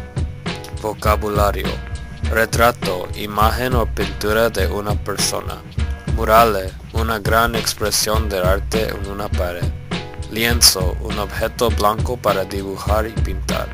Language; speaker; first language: Spanish; non-native, learner; English